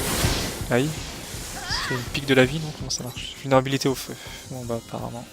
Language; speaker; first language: French; native; French